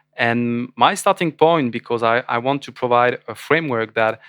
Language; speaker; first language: English; non-native, fluent; French